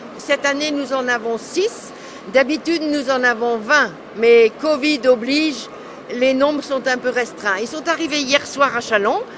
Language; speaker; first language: French; native; French